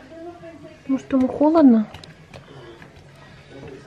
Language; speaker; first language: Russian; native; Russian